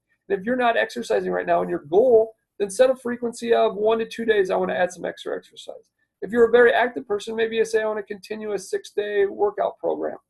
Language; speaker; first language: English; native; English